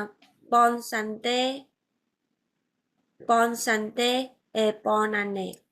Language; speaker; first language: French; non-native, learner; Vietnamese